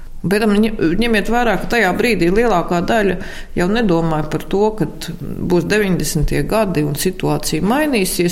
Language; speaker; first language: Latvian; native; Latvian